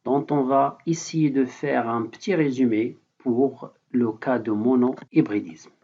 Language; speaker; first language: French; non-native, local second language; Arabic